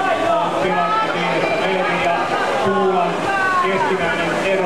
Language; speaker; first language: Finnish; native; Finnish